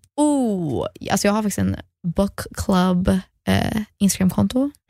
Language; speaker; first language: Swedish; early bilingual, heritage; Swedish